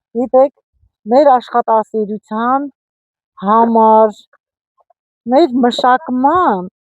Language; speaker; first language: Armenian; native; Armenian